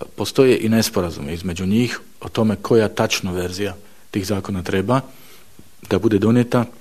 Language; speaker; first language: Bosnian; non-native, fluent; Slovak